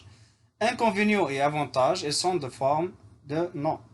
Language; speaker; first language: French; non-native, fluent; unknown